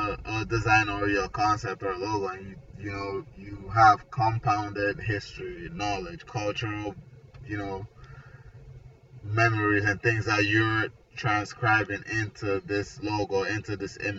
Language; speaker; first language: English; non-native, local second language; Igbo